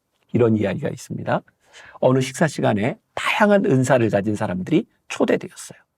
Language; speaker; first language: Korean; native; Korean